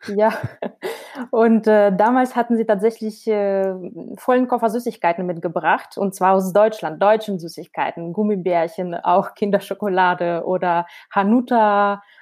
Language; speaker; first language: German; non-native, fluent; Russian